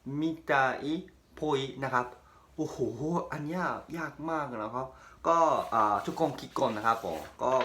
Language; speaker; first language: Thai; non-native, fluent; Japanese